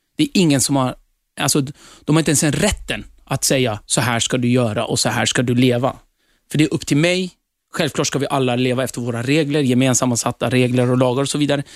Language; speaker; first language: Swedish; early bilingual, other home language; Kurdish